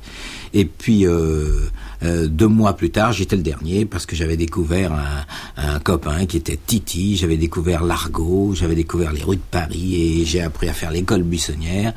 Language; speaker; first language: French; native; French